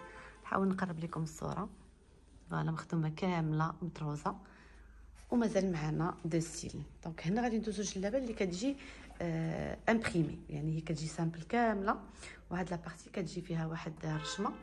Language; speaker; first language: Arabic; native; Arabic